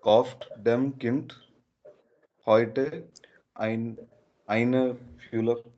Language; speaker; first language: German; non-native, learner; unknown